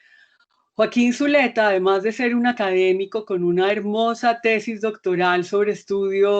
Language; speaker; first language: Spanish; native; Spanish